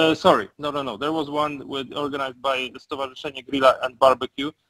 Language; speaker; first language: English; non-native, fluent; Polish